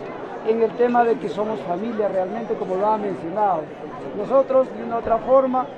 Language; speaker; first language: Spanish; native; Spanish